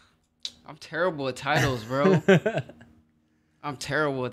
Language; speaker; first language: English; native; English